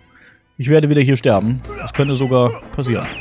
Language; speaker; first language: German; native; German